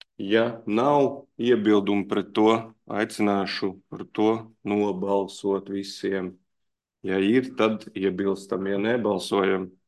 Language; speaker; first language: Latvian; native; Latvian